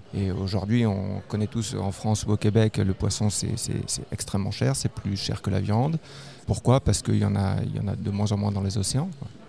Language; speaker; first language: French; native; French